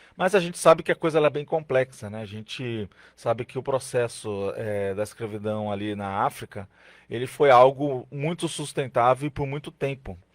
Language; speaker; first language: Portuguese; native; Portuguese